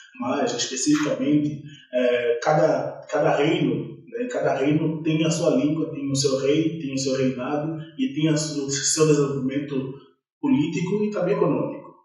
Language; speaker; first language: Portuguese; non-native, local second language; Kongo